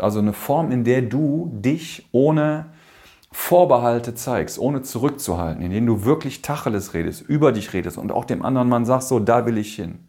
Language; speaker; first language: German; native; German